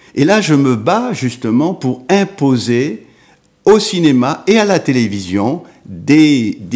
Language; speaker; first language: French; native; French